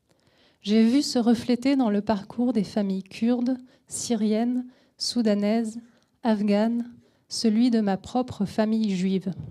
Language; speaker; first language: French; native; French